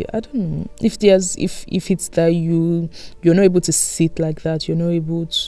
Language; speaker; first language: English; non-native, local second language; Yoruba